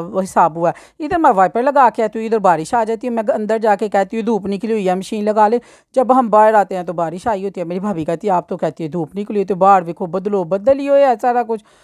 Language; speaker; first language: Urdu; non-native, local second language; Punjabi